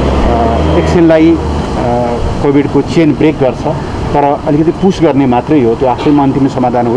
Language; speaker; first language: Nepali; native; Nepali